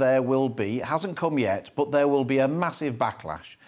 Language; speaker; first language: English; native; English